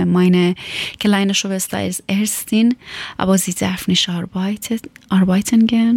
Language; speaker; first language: German; non-native, learner; Persian